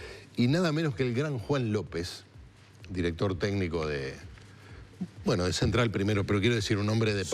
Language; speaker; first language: Spanish; native; Spanish